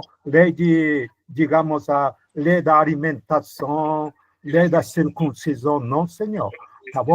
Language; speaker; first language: Portuguese; non-native, fluent; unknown